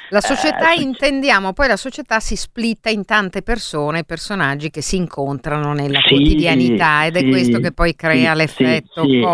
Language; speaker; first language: Italian; native; Italian